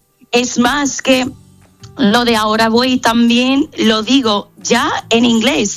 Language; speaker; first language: Spanish; non-native, fluent; English